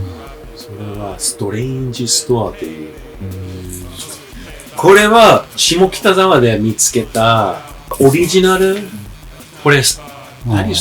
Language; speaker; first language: Japanese; non-native, fluent; English